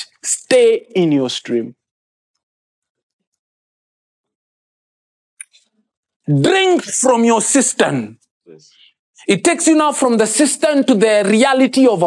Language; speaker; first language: English; non-native, local second language; Kikuyu